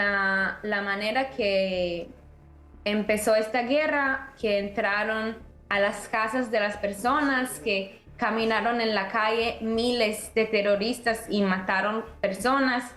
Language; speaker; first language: Spanish; early bilingual, heritage; Spanish